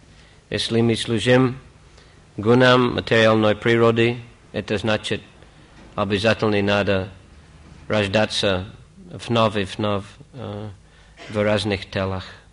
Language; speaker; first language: Russian; non-native, fluent; English